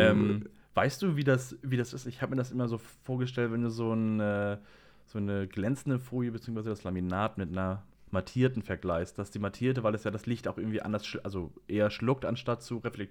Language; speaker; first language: German; native; German